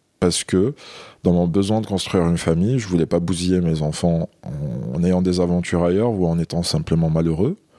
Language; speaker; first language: French; non-native, local second language; Kabyle